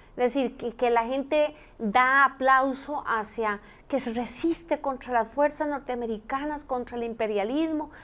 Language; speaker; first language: Spanish; native; Spanish